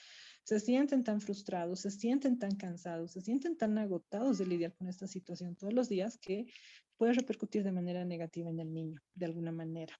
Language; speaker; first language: Spanish; native; Spanish